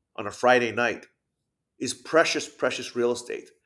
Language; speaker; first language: English; early bilingual, other home language; Thai